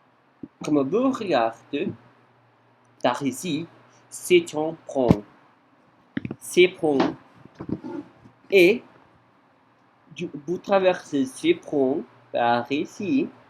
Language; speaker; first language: French; non-native, learner; Spanish